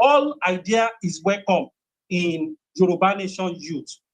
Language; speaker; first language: English; non-native, local second language; Yoruba